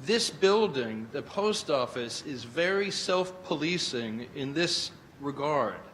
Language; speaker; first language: English; native; English